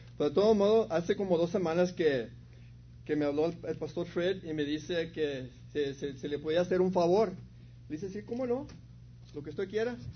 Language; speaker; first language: Spanish; early bilingual, heritage; Spanish